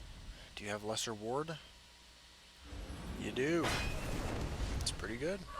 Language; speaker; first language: English; native; English